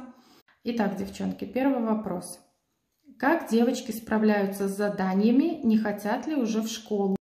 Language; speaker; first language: Russian; native; Russian